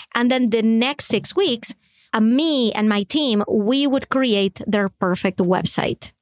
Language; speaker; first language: English; non-native, fluent; Spanish